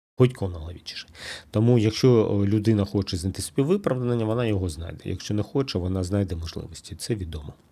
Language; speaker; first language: Ukrainian; non-native, local second language; Russian